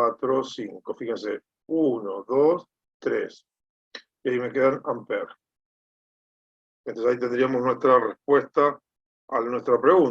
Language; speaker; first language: Spanish; native; Spanish